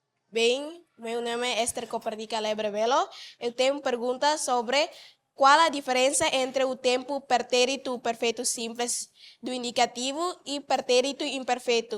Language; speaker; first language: Portuguese; non-native, learner; Tetum